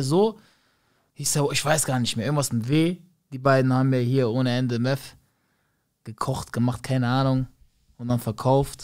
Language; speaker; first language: German; native; German